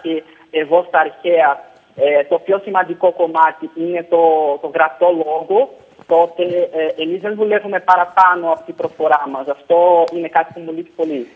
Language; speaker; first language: Greek; non-native, fluent; Portuguese